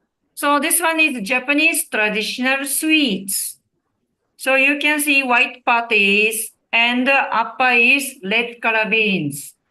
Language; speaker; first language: English; non-native, learner; Japanese